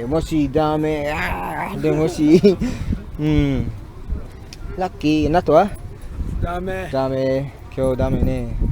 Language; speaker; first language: Japanese; non-native, learner; English